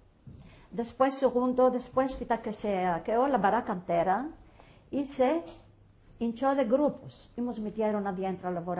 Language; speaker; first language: Spanish; early bilingual, heritage; Ladino